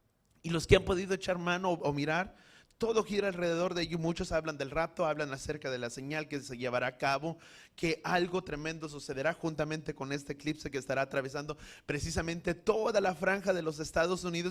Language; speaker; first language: Spanish; native; Spanish